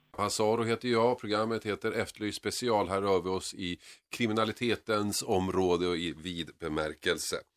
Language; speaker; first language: Swedish; native; Swedish